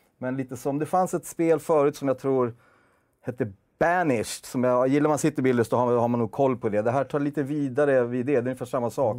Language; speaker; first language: Swedish; native; Swedish